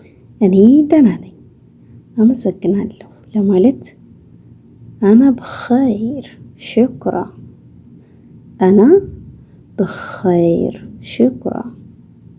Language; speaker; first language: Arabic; non-native, learner; Amharic